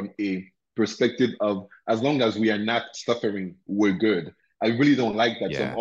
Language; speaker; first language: English; non-native, local second language; French